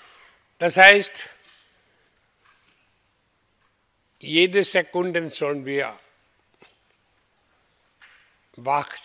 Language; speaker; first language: German; non-native, learner; Hindi